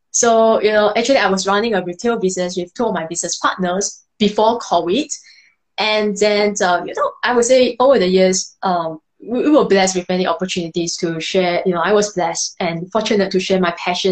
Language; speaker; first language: English; non-native, local second language; Chinese